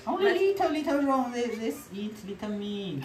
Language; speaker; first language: English; non-native, learner; Chinese